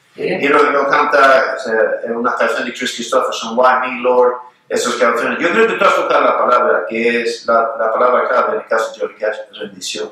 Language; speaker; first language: Spanish; non-native, fluent; Swedish